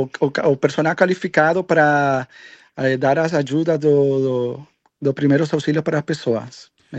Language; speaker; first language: Portuguese; non-native, learner; Spanish